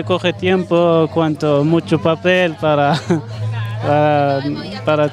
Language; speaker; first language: Spanish; non-native, learner; Arabic